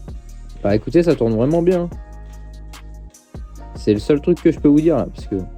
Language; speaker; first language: French; native; French